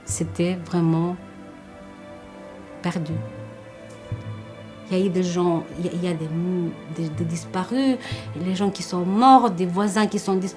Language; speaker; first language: French; non-native, fluent; Spanish